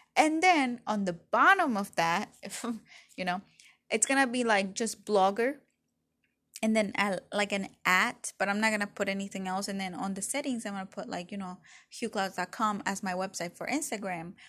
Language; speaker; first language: English; early bilingual, other home language; Spanish